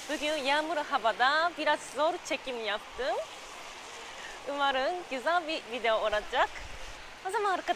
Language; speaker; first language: Turkish; non-native, learner; Japanese